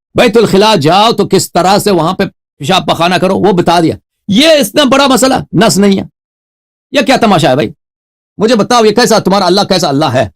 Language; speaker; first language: Urdu; non-native, fluent; Persian